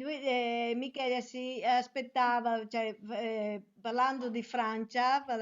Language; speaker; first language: Italian; native; Italian